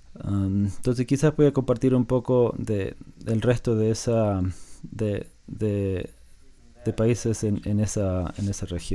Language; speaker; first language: Spanish; non-native, fluent; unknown